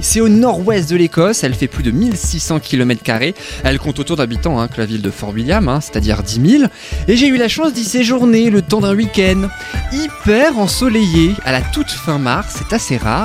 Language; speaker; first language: French; native; French